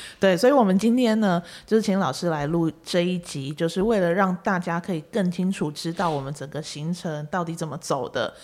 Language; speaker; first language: Chinese; native; Chinese